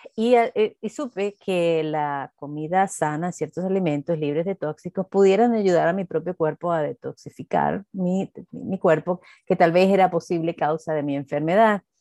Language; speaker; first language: Spanish; native; Spanish